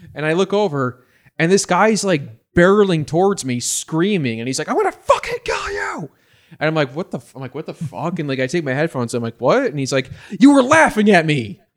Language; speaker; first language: English; native; English